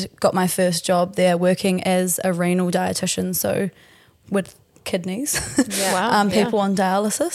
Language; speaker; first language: English; native; English